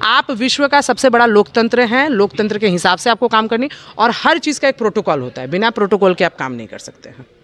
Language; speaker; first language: Hindi; native; Hindi